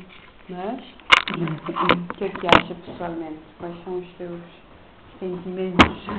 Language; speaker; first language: Portuguese; non-native, local second language; Kabuverdianu